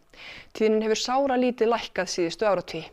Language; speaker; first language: Icelandic; native; Icelandic